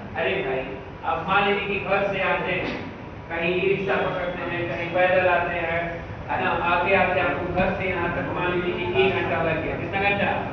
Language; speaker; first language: Hindi; native; Hindi